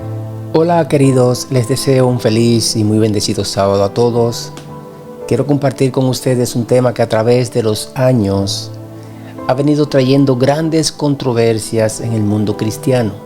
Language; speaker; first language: Spanish; native; Spanish